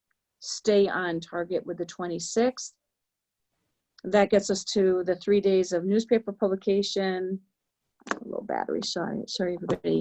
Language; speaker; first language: English; native; English